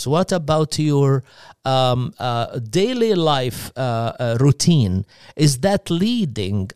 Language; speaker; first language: English; non-native, fluent; Arabic